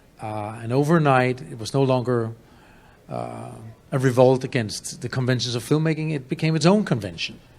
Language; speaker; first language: English; non-native, fluent; Danish